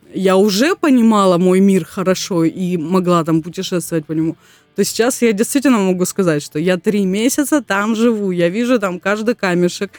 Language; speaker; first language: Russian; native; Russian